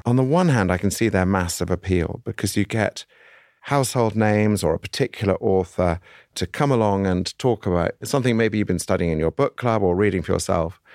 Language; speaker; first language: English; native; English